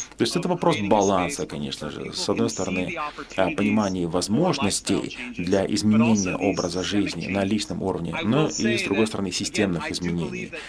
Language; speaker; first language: Russian; non-native, fluent; English